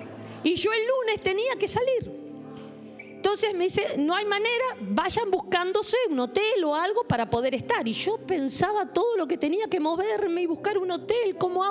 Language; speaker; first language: Spanish; native; Spanish